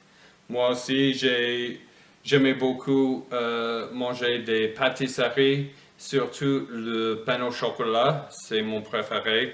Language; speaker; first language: French; non-native, fluent; English